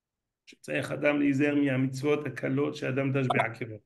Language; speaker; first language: Hebrew; non-native, fluent; French